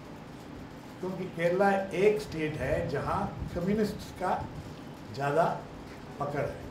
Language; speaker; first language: Hindi; non-native, local second language; Kannada